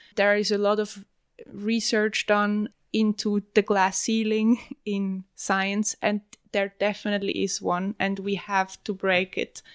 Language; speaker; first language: English; non-native, fluent; German